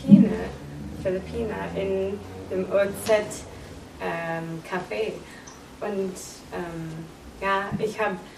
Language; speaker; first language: German; non-native, learner; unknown